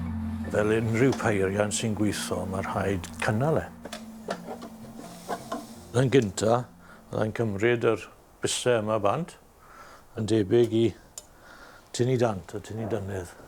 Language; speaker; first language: Welsh; native; Welsh